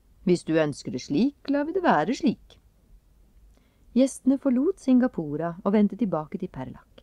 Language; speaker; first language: Norwegian; native; Norwegian